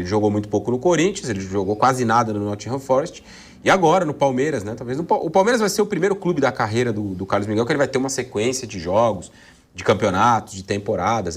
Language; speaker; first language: Portuguese; native; Portuguese